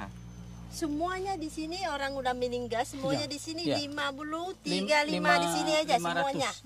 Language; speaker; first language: Indonesian; non-native, learner; Vietnamese